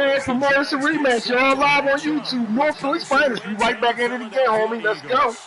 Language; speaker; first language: English; native; English